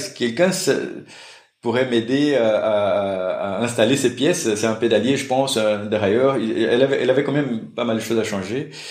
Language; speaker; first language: French; non-native, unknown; Portuguese